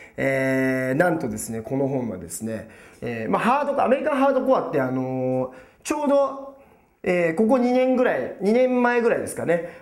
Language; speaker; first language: Japanese; native; Japanese